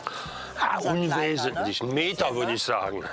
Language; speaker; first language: German; native; German